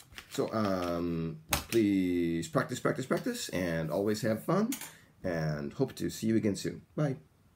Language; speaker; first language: English; native; English